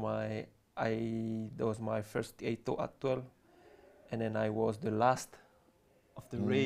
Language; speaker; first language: English; non-native, learner; French